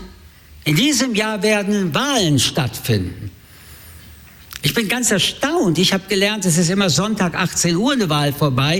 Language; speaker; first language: German; early bilingual, other home language; French